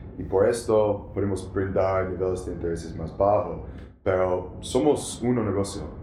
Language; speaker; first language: Spanish; non-native, learner; English